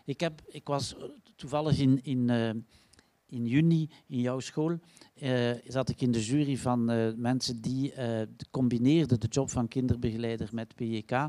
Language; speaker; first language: Dutch; native; Dutch